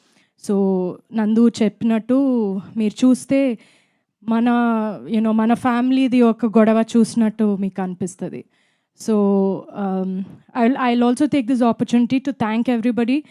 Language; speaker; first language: Telugu; non-native, fluent; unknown